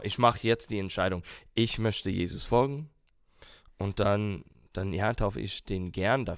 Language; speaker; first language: German; non-native, fluent; English